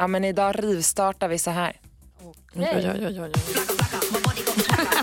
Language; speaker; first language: Swedish; native; Swedish